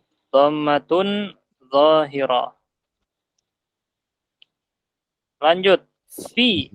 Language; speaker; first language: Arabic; non-native, fluent; Indonesian